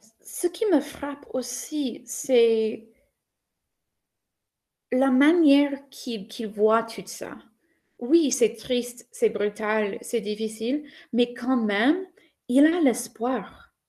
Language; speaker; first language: French; non-native, fluent; English